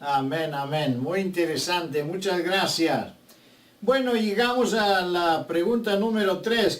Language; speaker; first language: Spanish; non-native, fluent; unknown